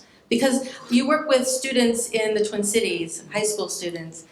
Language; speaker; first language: English; native; English